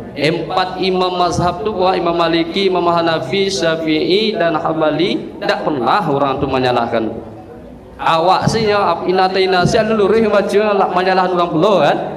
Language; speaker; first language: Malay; non-native, local second language; Minangkabau